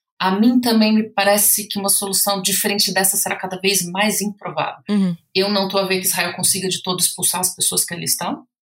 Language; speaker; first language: Portuguese; native; Portuguese